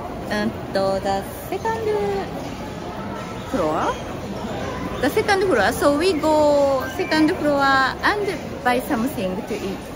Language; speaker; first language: English; non-native, learner; Japanese